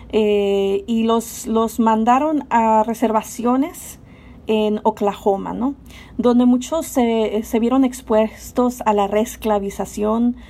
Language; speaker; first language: Spanish; native; Spanish